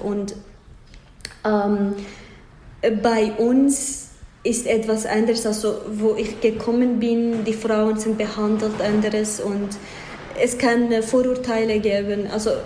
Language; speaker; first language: German; non-native, fluent; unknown